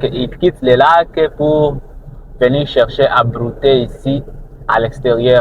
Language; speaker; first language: French; non-native, local second language; Rundi